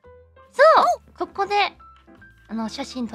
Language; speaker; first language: Japanese; non-native, learner; English